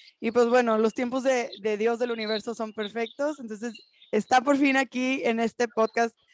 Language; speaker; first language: Spanish; native; Spanish